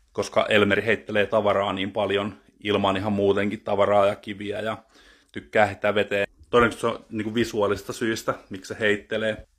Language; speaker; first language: Finnish; native; Finnish